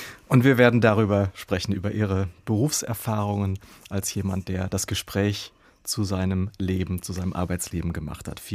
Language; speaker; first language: German; native; German